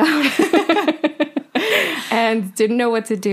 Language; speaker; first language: English; early bilingual, other home language; Spanish